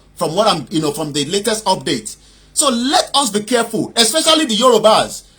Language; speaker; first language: English; non-native, local second language; Yoruba